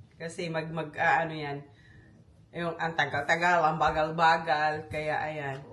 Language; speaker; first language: Filipino; non-native, local second language; Cebuano